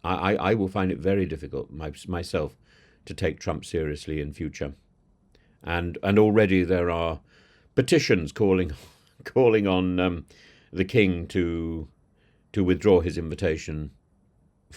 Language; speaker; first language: English; native; English